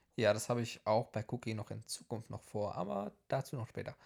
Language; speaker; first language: German; early bilingual, heritage; Polish